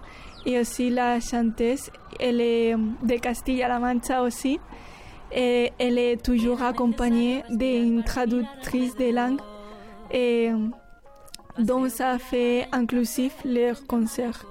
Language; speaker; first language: French; non-native, learner; Spanish